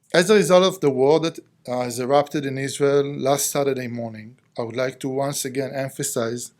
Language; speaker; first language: English; non-native, fluent; Hebrew